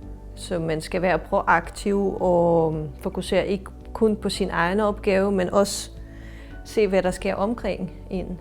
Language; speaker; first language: Danish; non-native, fluent; Ukrainian